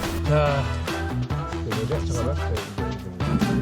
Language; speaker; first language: Korean; native; Korean